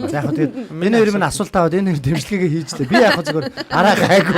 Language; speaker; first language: Mongolian; native; Mongolian